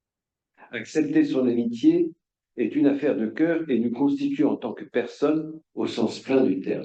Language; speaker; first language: French; native; French